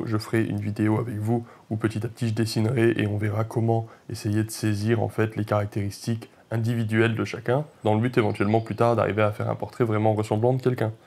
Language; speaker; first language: French; native; French